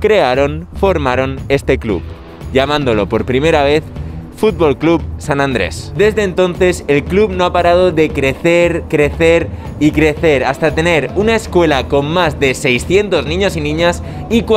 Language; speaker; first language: Spanish; native; Spanish